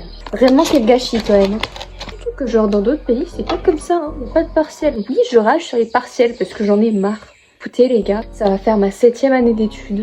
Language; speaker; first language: French; native; French